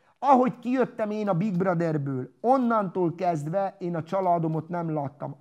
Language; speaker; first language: Hungarian; non-native, local second language; Romany